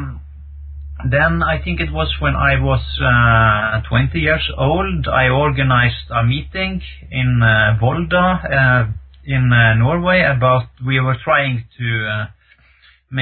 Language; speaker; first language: English; non-native, fluent; Norwegian